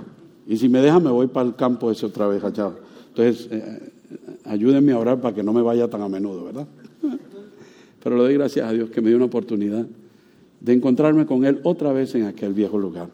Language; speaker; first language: Spanish; native; Spanish